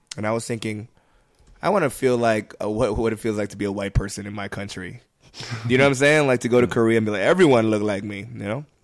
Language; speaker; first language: English; native; English